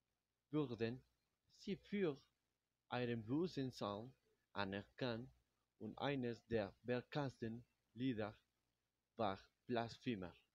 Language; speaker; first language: German; non-native, learner; Spanish